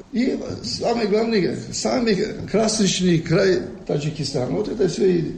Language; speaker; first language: Russian; non-native, local second language; Tajik